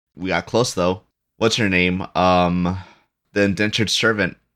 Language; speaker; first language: English; early bilingual, other home language; Spanish